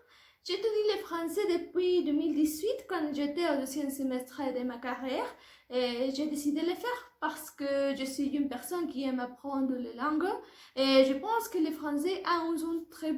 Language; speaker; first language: French; non-native, learner; Spanish